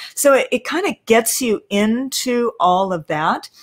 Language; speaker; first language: English; native; English